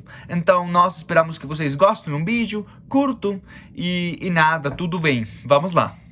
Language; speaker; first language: Portuguese; non-native, fluent; Spanish